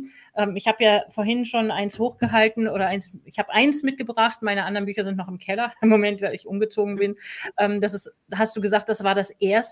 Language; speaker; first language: German; native; German